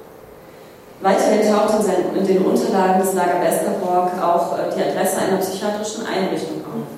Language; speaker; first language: German; native; German